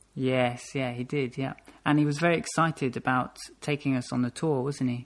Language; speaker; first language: English; native; English